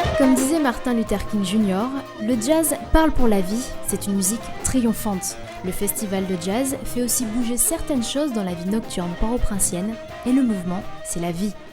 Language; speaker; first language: French; native; French